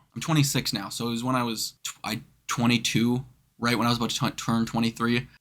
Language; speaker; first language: English; native; English